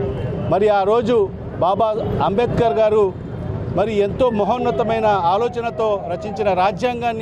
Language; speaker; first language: Telugu; native; Telugu